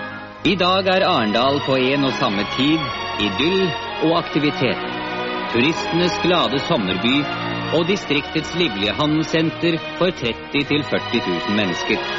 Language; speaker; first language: Norwegian; native; Norwegian